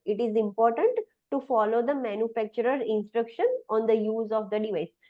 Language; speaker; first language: English; non-native, local second language; Gujarati